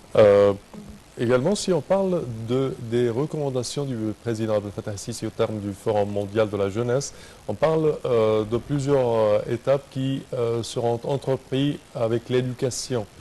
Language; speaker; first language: French; non-native, fluent; Arabic